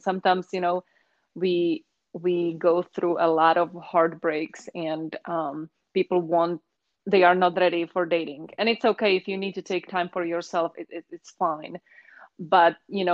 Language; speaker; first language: English; non-native, fluent; Czech